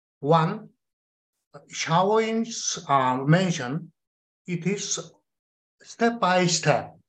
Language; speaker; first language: English; non-native, learner; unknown